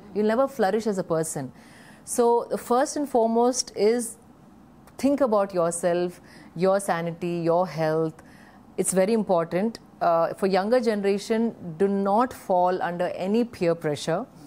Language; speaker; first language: English; non-native, local second language; Telugu